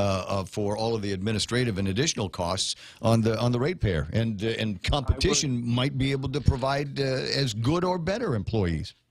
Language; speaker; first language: English; native; English